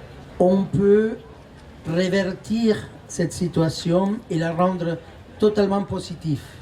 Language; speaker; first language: French; non-native, fluent; Spanish